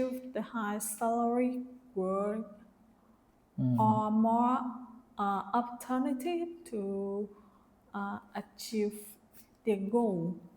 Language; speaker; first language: English; non-native, learner; Vietnamese